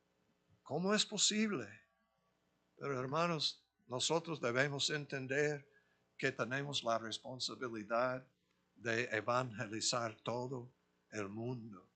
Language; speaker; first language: Spanish; non-native, fluent; English